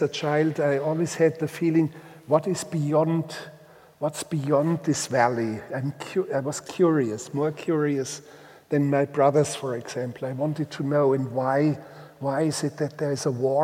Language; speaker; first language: English; non-native, fluent; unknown